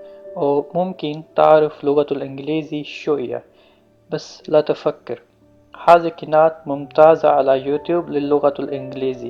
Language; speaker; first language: Arabic; non-native, learner; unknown